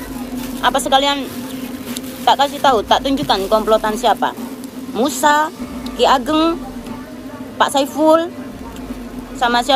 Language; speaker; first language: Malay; non-native, local second language; Javanese